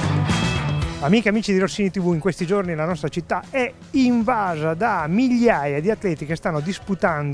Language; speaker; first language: Italian; native; Italian